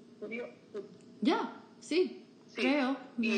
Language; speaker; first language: Spanish; non-native, fluent; English